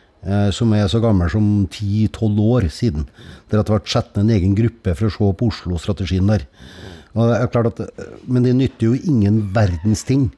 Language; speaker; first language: Norwegian; native; Norwegian